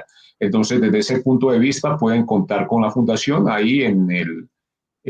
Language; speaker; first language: Spanish; native; Spanish